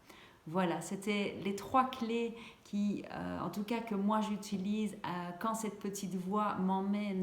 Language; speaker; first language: French; native; French